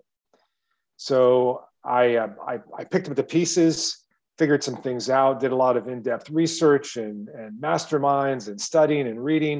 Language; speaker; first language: English; native; English